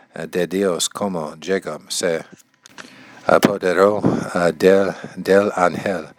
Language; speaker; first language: Spanish; non-native, learner; English